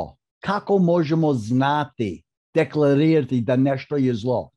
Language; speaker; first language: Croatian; early bilingual, heritage; Croatian